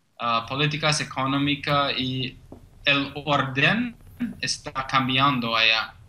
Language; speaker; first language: Spanish; non-native, learner; English